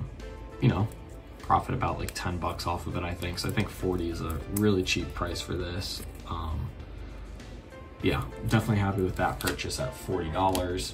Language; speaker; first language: English; native; English